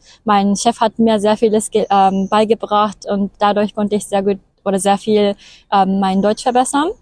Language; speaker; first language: German; non-native, fluent; Japanese